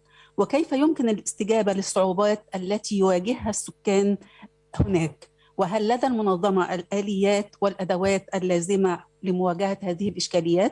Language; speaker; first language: Arabic; native; Arabic